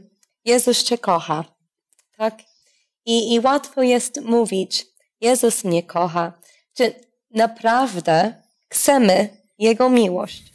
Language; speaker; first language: Polish; non-native, fluent; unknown